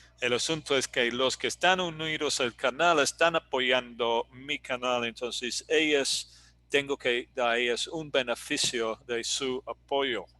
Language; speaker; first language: Spanish; non-native, fluent; English